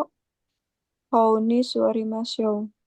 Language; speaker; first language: Japanese; non-native, learner; Indonesian